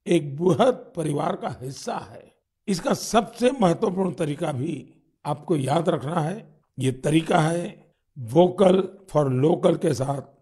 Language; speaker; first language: Hindi; non-native, local second language; Gujarati